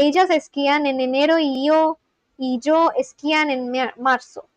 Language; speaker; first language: Spanish; non-native, learner; Bangla